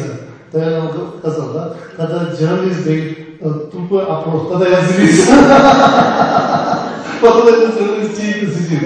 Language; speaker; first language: Russian; non-native, learner; Tibetan